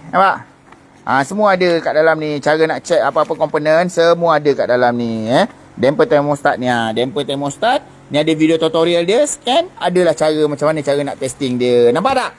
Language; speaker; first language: Malay; native; Malay